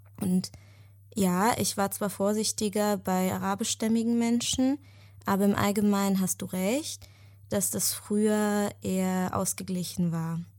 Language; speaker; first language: German; early bilingual, other home language; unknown